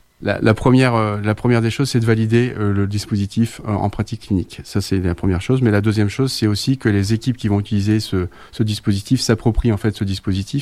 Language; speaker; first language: French; native; French